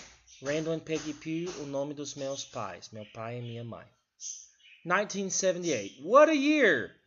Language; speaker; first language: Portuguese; non-native, learner; English